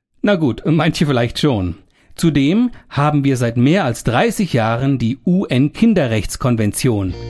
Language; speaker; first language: German; native; German